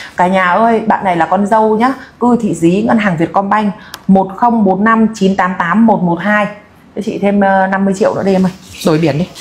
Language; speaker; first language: Vietnamese; native; Vietnamese